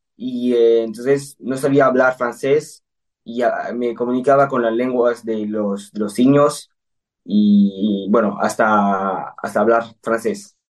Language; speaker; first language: Spanish; early bilingual, heritage; Spanish